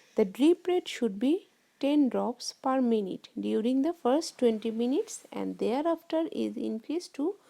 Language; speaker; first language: English; non-native, local second language; Bangla